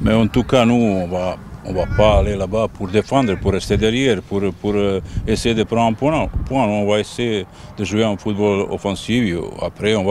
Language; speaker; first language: French; non-native, fluent; Bosnian